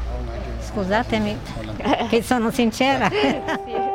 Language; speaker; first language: Italian; non-native, fluent; Tigrinya